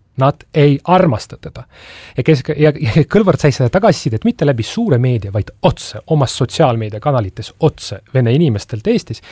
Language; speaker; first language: Estonian; non-native, local second language; Russian